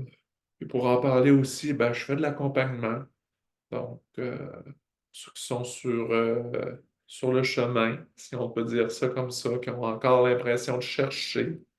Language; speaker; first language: French; native; French